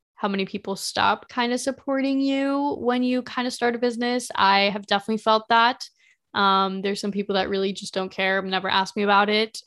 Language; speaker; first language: English; native; English